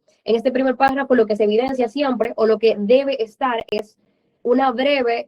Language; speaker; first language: Spanish; native; Spanish